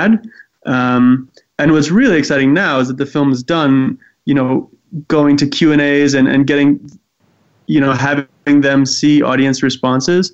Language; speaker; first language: English; native; English